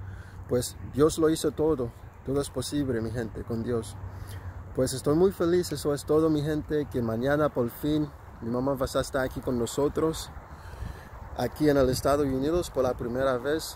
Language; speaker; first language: Spanish; non-native, local second language; Haitian Creole